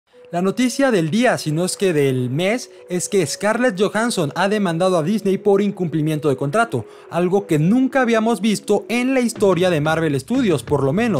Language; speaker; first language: Spanish; native; Spanish